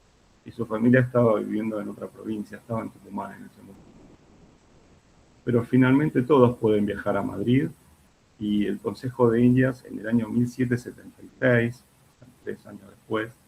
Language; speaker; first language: Spanish; native; Spanish